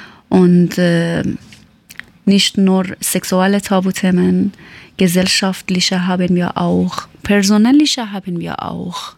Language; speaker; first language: German; non-native, learner; Persian